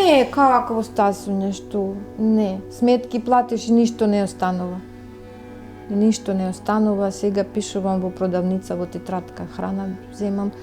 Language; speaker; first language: Macedonian; non-native, learner; Russian